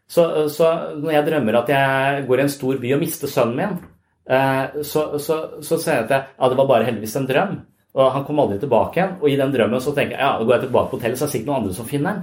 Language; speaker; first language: Norwegian; native; Norwegian